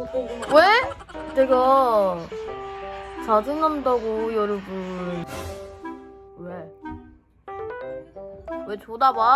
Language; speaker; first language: Korean; non-native, learner; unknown